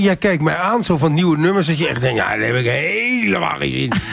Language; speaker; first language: Dutch; native; Dutch